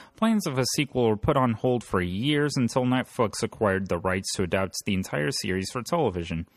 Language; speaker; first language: English; native; English